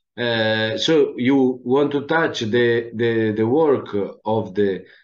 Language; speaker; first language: English; non-native, fluent; Italian